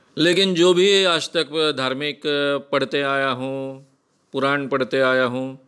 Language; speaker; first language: Hindi; non-native, local second language; Marathi